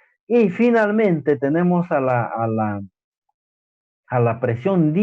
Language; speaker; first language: Spanish; native; Spanish